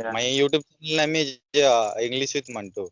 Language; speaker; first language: English; non-native, learner; Odia